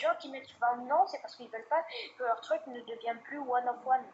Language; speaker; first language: French; native; French